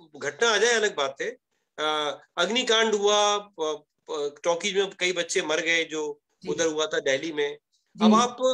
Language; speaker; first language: Hindi; native; Hindi